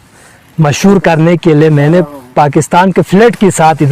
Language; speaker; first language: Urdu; non-native, local second language; Balti